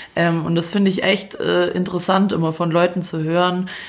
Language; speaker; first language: German; non-native, fluent; Croatian